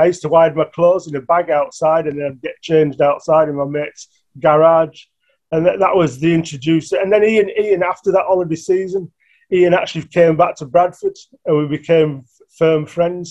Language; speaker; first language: English; native; English